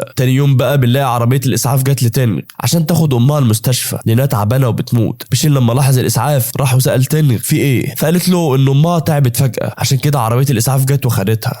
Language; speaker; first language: Arabic; native; Arabic